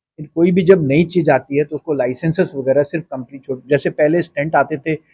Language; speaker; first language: Hindi; native; Hindi